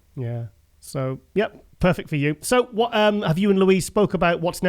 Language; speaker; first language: English; native; English